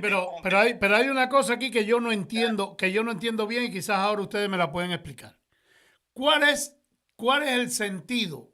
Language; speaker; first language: Spanish; native; Spanish